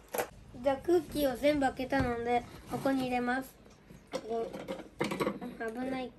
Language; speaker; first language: Japanese; early bilingual, other home language; Russian